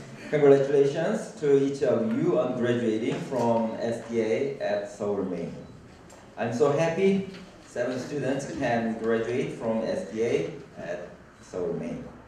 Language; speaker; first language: English; non-native, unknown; Korean